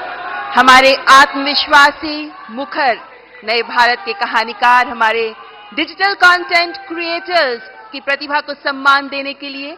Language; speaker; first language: Hindi; native; Hindi